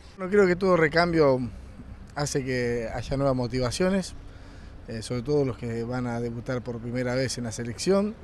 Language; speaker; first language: Spanish; native; Spanish